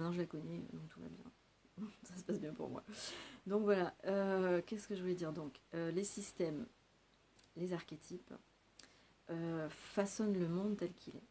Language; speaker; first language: French; native; French